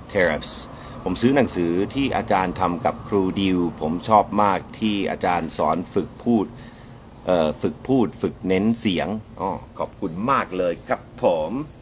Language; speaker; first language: Thai; non-native, fluent; English